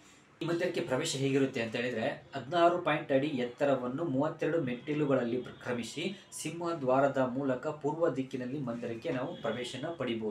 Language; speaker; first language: Kannada; native; Kannada